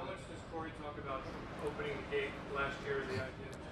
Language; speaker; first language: English; native; English